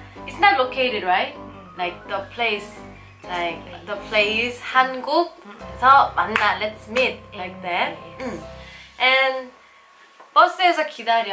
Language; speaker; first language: English; non-native, learner; Korean